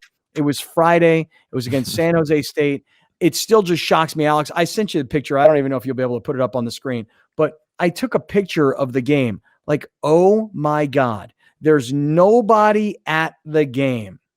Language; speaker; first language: English; native; English